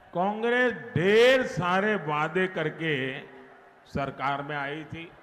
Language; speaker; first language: Hindi; non-native, local second language; Gujarati